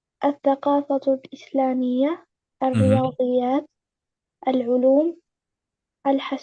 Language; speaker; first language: Arabic; non-native, learner; English